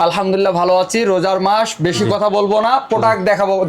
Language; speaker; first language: Bangla; native; Bangla